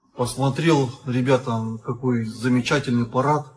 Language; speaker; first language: Russian; native; Russian